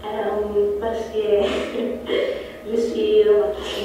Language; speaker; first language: French; non-native, learner; Italian